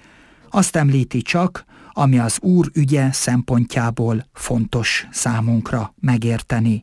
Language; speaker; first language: Hungarian; native; Hungarian